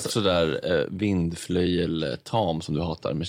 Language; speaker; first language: Swedish; native; Swedish